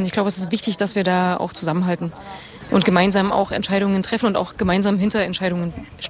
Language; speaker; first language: German; native; German